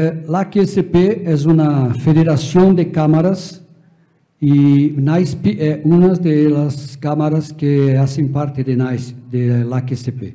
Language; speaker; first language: Spanish; non-native, fluent; Portuguese